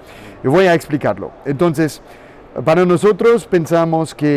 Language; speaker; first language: Spanish; non-native, learner; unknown